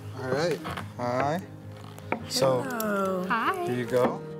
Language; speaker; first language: English; early bilingual, other home language; Arabic